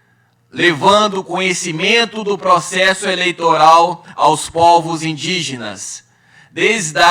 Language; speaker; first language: Portuguese; native; Portuguese